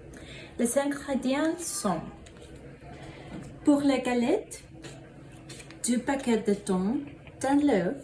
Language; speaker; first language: French; non-native, learner; Spanish